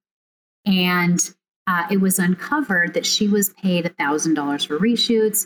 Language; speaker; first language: English; native; English